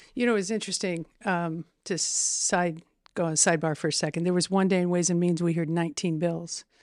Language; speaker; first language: English; native; English